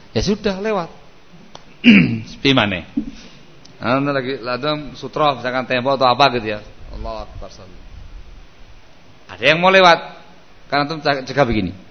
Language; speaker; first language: Indonesian; non-native, local second language; Javanese